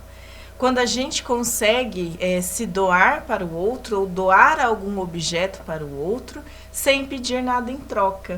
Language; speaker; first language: Portuguese; native; Portuguese